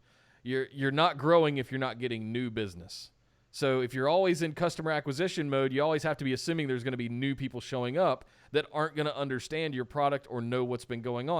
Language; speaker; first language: English; native; English